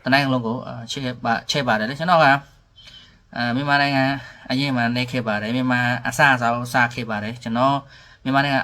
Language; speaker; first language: Burmese; non-native, learner; Khmer